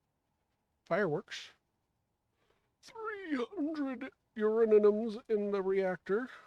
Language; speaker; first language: English; native; English